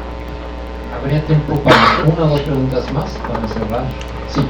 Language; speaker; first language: Spanish; native; Spanish